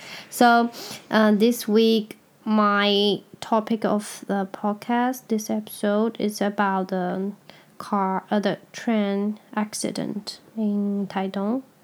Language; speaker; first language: English; non-native, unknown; Chinese